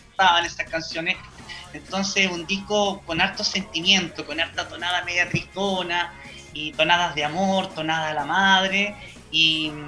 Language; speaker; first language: Spanish; native; Spanish